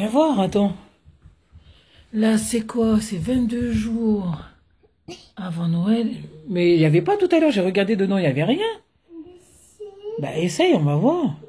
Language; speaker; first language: French; native; French